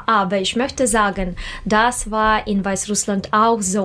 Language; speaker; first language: German; non-native, learner; Russian